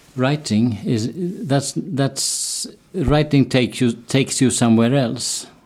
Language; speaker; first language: English; non-native, fluent; Swedish